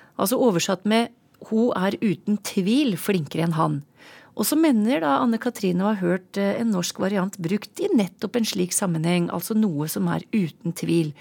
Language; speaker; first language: Norwegian; native; Norwegian